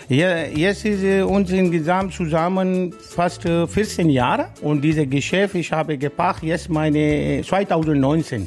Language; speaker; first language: German; non-native, learner; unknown